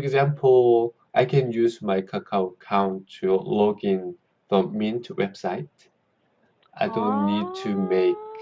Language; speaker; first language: English; non-native, learner; Korean